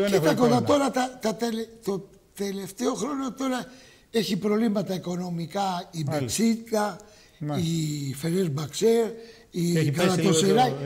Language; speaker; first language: Greek; early bilingual, heritage; Greek